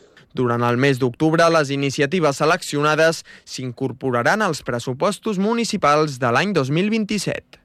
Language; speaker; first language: Catalan; native; Catalan